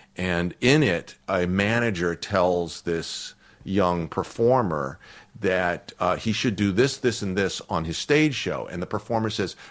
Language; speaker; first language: English; native; English